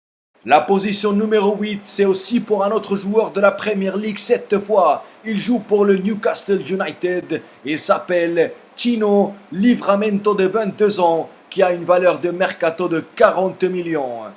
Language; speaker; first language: French; non-native, fluent; Spanish